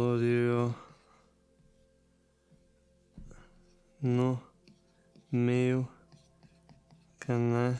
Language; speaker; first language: Portuguese; non-native, learner; German